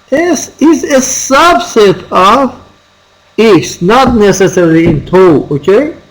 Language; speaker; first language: English; non-native, fluent; Persian